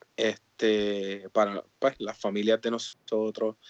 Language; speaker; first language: Spanish; native; Spanish